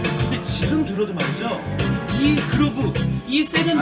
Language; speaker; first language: Korean; native; Korean